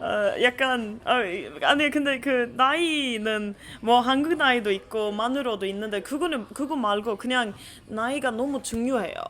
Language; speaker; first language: Korean; non-native, fluent; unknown